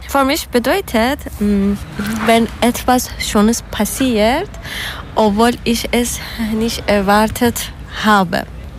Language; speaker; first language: German; non-native, learner; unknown